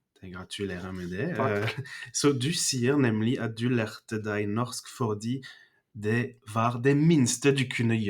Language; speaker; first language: Norwegian; non-native, fluent; French